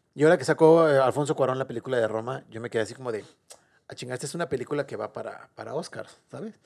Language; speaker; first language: Spanish; native; Spanish